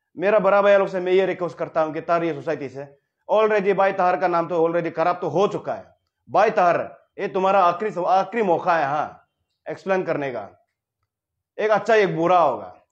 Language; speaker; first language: Hindi; non-native, local second language; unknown